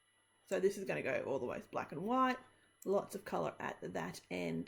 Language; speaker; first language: English; native; English